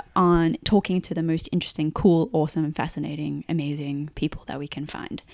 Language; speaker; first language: English; native; English